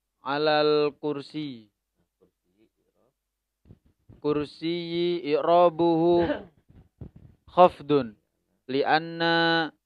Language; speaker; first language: Arabic; non-native, learner; Indonesian